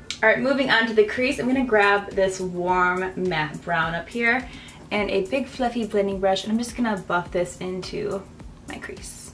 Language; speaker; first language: English; native; English